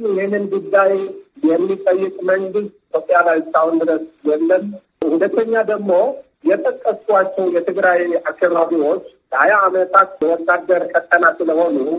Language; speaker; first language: Amharic; non-native, local second language; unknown